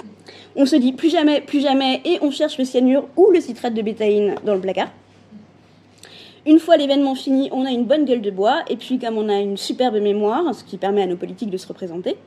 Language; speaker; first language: French; native; French